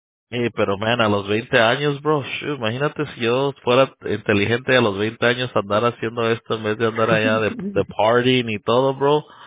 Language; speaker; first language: Spanish; early bilingual, heritage; Spanish